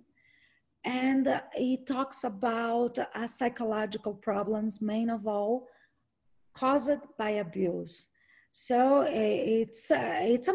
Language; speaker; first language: English; non-native, fluent; Portuguese